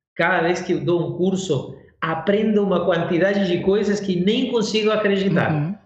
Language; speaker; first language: Portuguese; non-native, fluent; Spanish